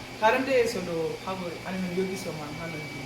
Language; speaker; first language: Korean; non-native, learner; Wolof